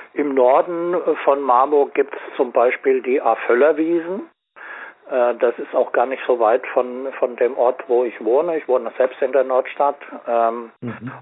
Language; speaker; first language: German; native; German